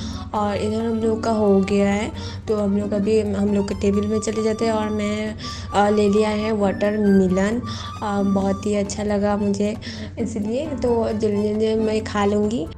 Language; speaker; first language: Hindi; non-native, local second language; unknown